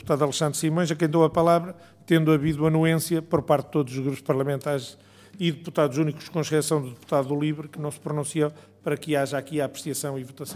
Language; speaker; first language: Portuguese; native; Portuguese